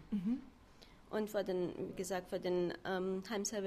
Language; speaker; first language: German; non-native, fluent; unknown